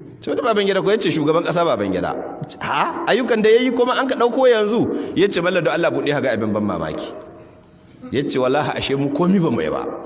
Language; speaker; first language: Hausa; native; Hausa